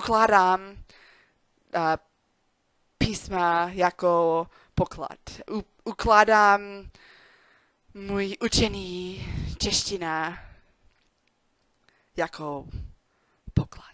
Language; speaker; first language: Czech; non-native, learner; English